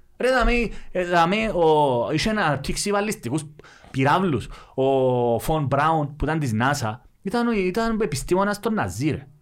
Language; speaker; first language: Greek; native; Greek